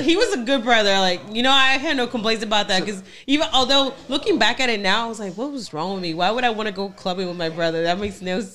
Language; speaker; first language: English; early bilingual, other home language; Spanish